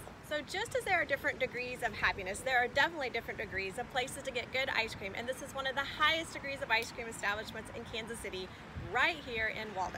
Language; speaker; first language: English; native; English